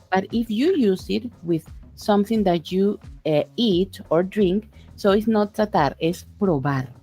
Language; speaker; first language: English; non-native, fluent; Spanish